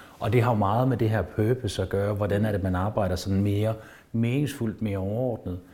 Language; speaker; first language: Danish; native; Danish